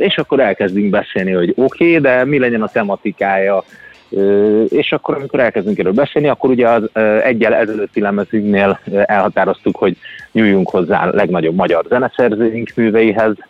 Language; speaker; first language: Hungarian; native; Hungarian